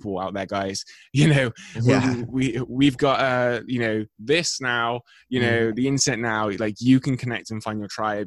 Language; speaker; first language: English; native; English